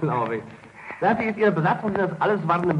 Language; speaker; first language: German; native; German